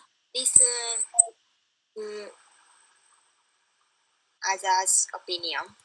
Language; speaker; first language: English; non-native, learner; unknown